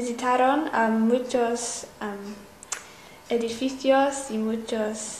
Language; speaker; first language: Spanish; non-native, learner; English